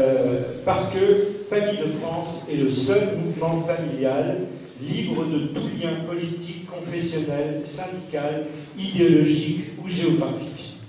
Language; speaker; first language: French; native; French